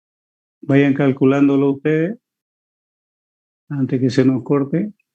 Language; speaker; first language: Spanish; native; Spanish